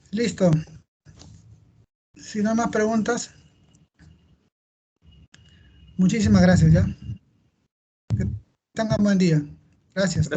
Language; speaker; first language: Spanish; native; Spanish